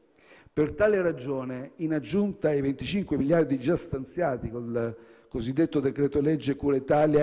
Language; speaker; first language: Italian; native; Italian